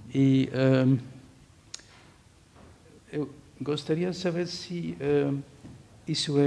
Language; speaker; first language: Portuguese; non-native, fluent; Dutch